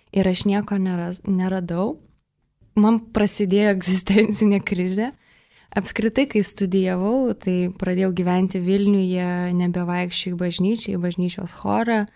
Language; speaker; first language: Lithuanian; early bilingual, heritage; Russian